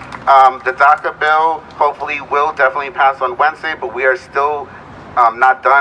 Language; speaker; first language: English; early bilingual, other home language; Spanish